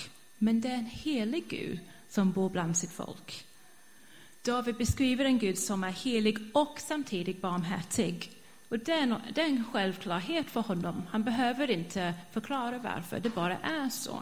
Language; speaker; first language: Swedish; non-native, fluent; English